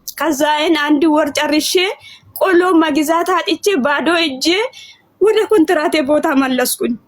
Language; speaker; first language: Amharic; non-native, local second language; Oromo